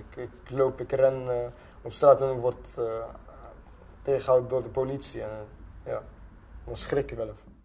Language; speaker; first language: Dutch; early bilingual, other home language; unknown